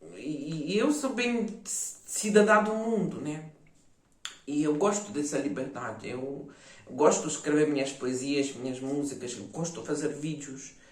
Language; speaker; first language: Portuguese; non-native, local second language; Ukrainian